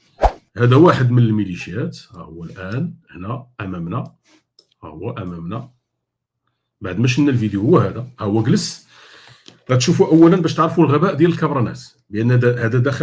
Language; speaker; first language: Arabic; native; Arabic